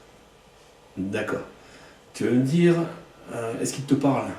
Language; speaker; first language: French; native; French